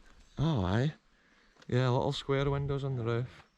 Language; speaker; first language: English; native; English